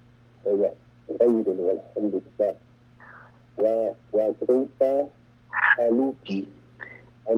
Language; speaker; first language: Arabic; non-native, learner; English